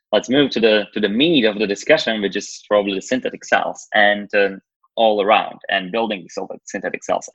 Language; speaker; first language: English; non-native, fluent; Slovak